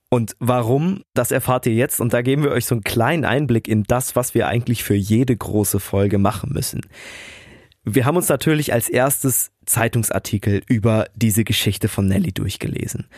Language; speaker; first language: German; native; German